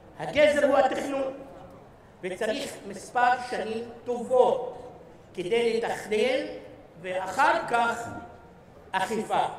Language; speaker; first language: Hebrew; non-native, local second language; Arabic